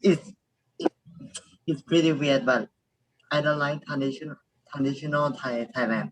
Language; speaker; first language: English; non-native, learner; Thai